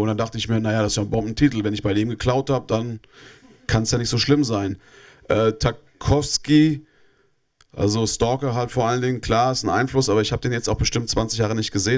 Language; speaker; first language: German; native; German